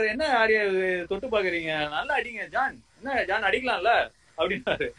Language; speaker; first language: Tamil; native; Tamil